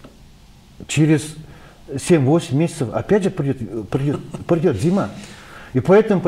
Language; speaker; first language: Russian; non-native, local second language; Kyrgyz